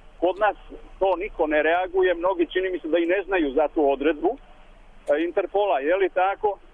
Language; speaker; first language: Croatian; native; Croatian